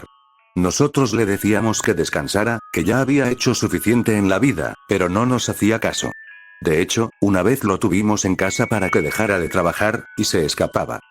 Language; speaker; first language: Spanish; native; Spanish